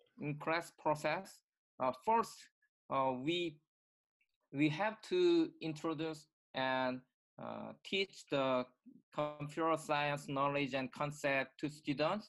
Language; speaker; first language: English; non-native, learner; Korean